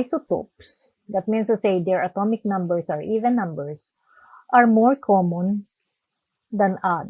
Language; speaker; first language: English; non-native, local second language; Filipino